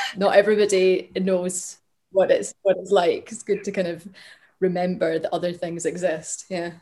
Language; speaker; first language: English; native; English